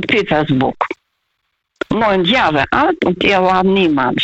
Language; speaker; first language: German; non-native, fluent; Russian